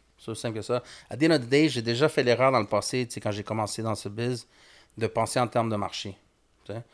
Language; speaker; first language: French; early bilingual, other home language; Spanish